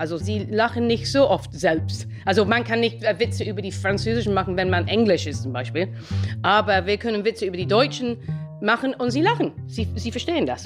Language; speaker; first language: German; non-native, fluent; English